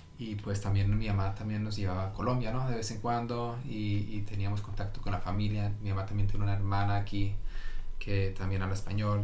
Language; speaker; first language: Spanish; early bilingual, heritage; Norwegian